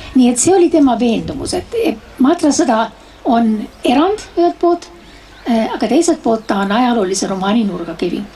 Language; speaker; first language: Estonian; early bilingual, heritage; Estonian